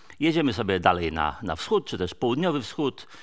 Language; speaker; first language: Polish; native; Polish